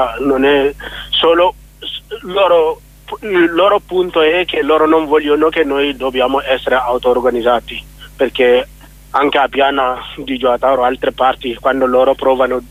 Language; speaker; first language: Italian; non-native, learner; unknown